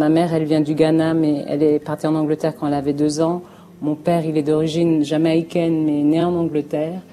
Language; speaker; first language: French; non-native, fluent; English